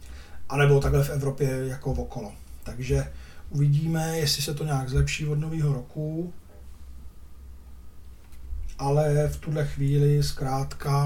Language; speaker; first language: Czech; native; Czech